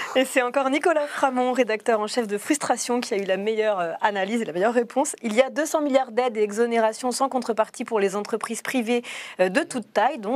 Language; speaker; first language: French; native; French